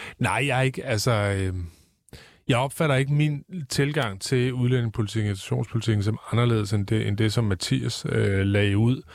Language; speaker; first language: Danish; native; Danish